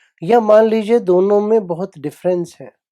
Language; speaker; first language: Hindi; native; Hindi